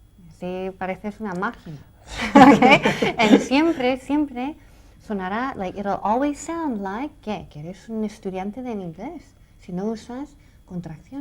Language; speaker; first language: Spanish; non-native, fluent; English